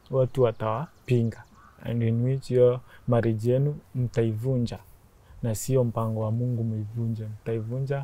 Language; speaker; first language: English; non-native, local second language; Meru